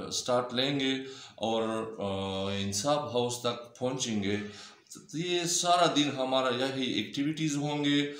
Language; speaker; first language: Urdu; non-native, local second language; Pashto